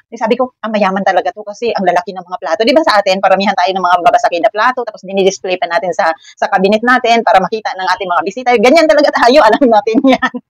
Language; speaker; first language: Filipino; native; Filipino